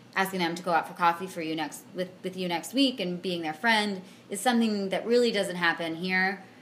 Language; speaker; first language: English; native; English